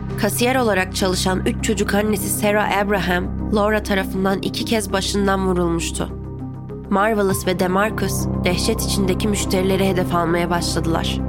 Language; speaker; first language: Turkish; native; Turkish